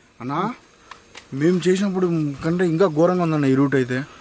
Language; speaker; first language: Telugu; native; Telugu